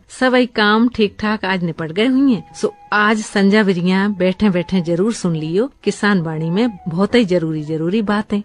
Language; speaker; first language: Hindi; native; Hindi